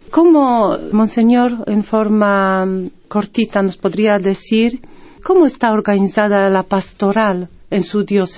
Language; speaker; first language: Spanish; non-native, fluent; Polish